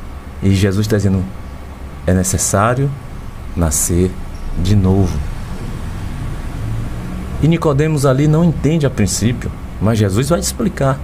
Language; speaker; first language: Portuguese; native; Portuguese